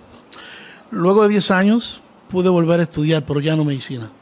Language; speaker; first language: Spanish; native; Spanish